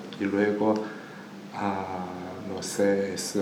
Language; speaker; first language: Spanish; non-native, learner; Chinese